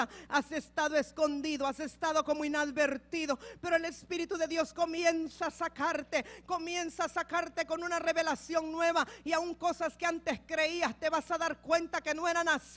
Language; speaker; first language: Spanish; native; Spanish